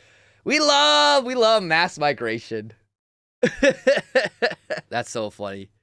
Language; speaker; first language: English; native; English